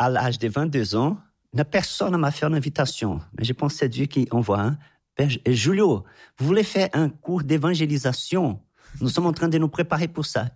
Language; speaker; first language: French; non-native, fluent; Portuguese